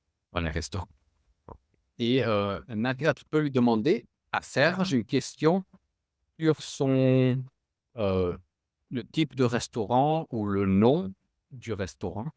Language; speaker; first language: French; non-native, fluent; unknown